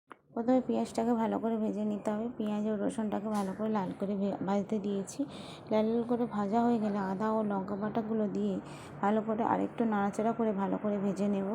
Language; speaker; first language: Bangla; native; Bangla